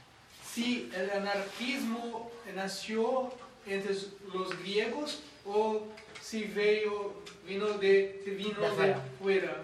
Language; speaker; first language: Spanish; non-native, learner; Portuguese